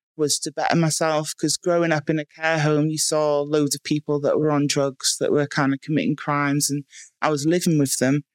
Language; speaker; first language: English; native; English